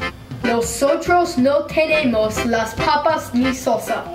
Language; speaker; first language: Spanish; non-native, learner; English